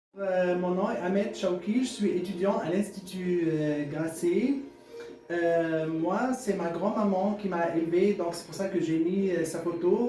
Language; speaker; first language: French; non-native, fluent; Arabic